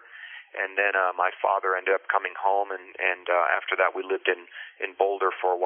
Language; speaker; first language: English; early bilingual, other home language; Spanish